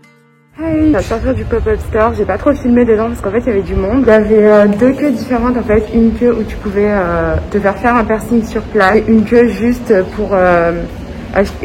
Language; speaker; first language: French; native; French